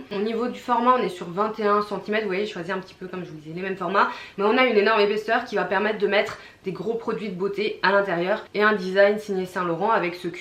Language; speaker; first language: French; native; French